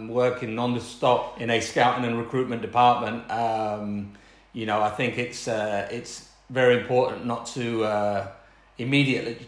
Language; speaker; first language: English; native; English